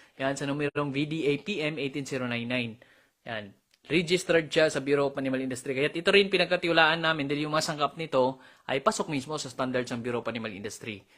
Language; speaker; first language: Filipino; non-native, local second language; Cebuano